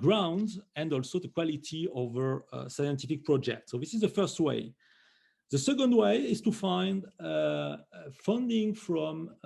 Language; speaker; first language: English; non-native, fluent; French